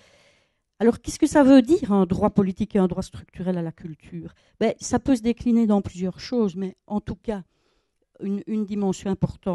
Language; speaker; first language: French; native; French